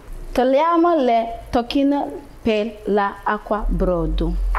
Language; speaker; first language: Italian; non-native, learner; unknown